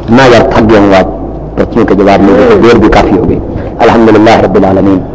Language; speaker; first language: Urdu; non-native, local second language; Punjabi